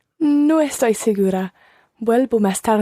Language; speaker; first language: Spanish; non-native, learner; English